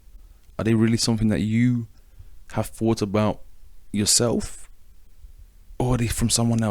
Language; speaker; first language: English; native; English